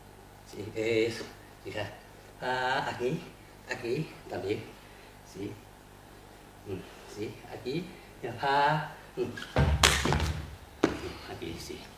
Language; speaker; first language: Spanish; non-native, learner; Chinese